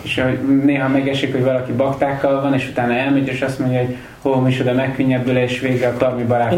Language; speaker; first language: Hungarian; native; Hungarian